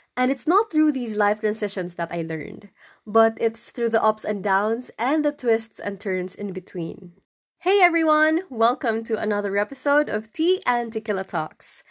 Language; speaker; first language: English; non-native, local second language; Cebuano